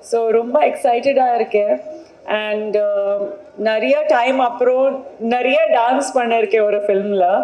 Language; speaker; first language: Tamil; non-native, fluent; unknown